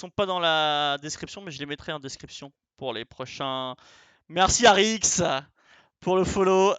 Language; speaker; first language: French; native; French